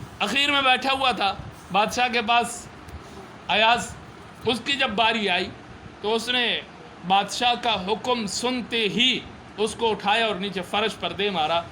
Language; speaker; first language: Urdu; non-native, local second language; Punjabi